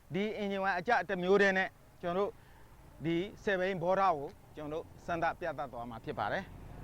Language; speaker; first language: Burmese; native; Burmese